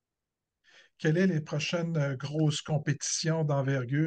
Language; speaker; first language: French; native; French